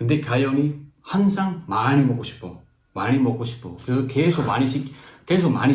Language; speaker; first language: Korean; non-native, learner; Spanish